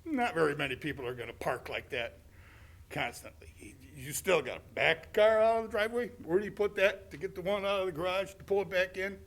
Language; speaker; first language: English; native; English